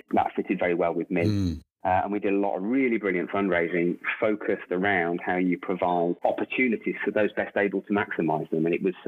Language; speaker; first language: English; native; English